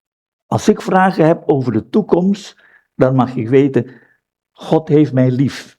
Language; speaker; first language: Dutch; non-native, fluent; Indonesian